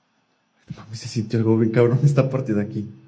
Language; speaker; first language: Spanish; native; Spanish